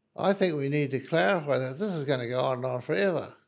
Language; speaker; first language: English; native; English